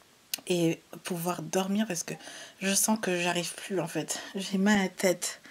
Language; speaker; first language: French; native; French